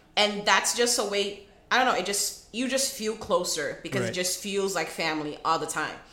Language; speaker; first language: English; early bilingual, other home language; Portuguese